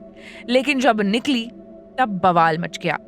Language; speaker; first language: Hindi; native; Hindi